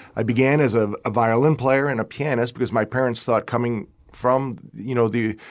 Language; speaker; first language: English; native; English